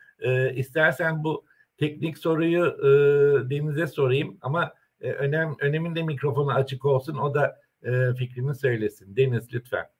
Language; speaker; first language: Turkish; native; Turkish